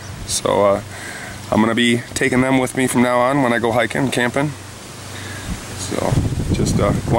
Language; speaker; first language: English; native; English